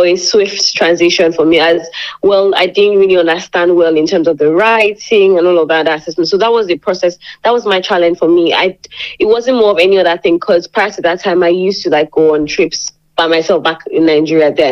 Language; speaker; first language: English; non-native, local second language; Yoruba